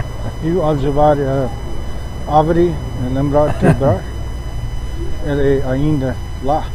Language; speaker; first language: Portuguese; non-native, learner; English